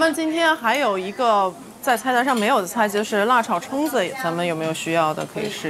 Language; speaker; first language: Chinese; native; Chinese